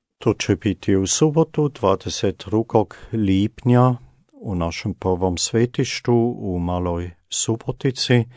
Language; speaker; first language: Croatian; non-native, fluent; German